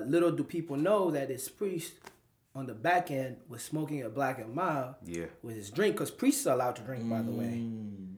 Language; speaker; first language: English; non-native, local second language; Ganda